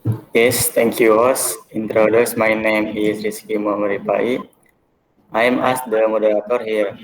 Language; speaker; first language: English; non-native, learner; Indonesian